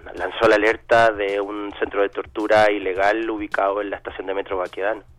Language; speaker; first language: Spanish; native; Spanish